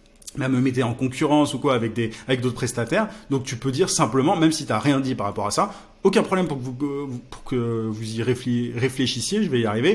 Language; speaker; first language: French; native; French